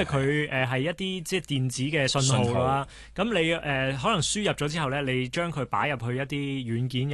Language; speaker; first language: Cantonese; native; Cantonese